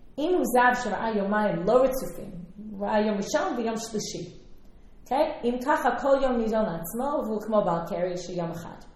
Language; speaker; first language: Hebrew; non-native, fluent; English